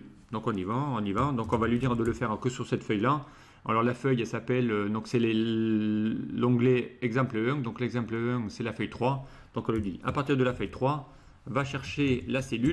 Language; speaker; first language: French; native; French